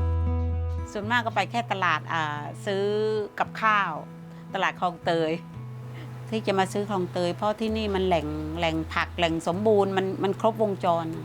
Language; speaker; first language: Thai; native; Thai